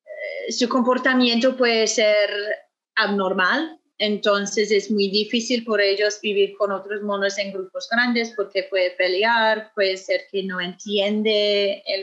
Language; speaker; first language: Spanish; non-native, fluent; English